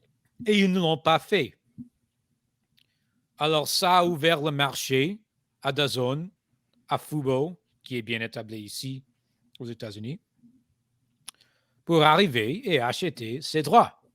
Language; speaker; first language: French; non-native, fluent; English